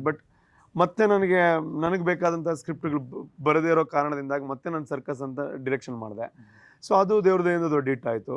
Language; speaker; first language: Kannada; non-native, local second language; Tulu